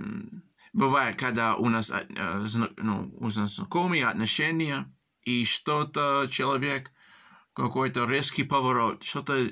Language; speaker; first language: Russian; early bilingual, heritage; English